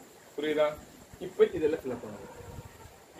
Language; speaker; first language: Tamil; native; Tamil